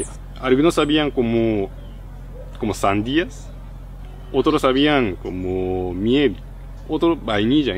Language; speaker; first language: Spanish; non-native, fluent; Japanese